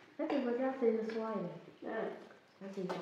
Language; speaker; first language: French; non-native, learner; Vietnamese